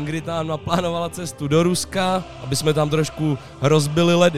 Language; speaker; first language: Czech; native; Czech